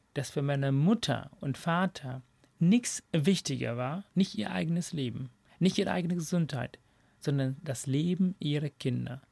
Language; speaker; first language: German; non-native, fluent; Tamil